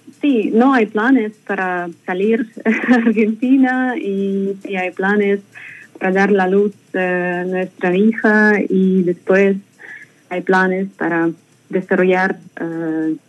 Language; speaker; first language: Spanish; non-native, learner; Russian